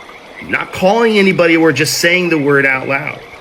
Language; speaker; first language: English; native; English